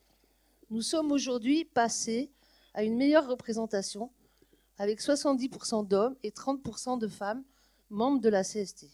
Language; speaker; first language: French; native; French